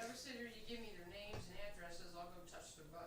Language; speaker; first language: English; native; English